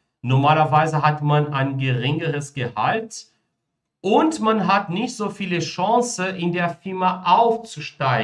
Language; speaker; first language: German; non-native, fluent; Portuguese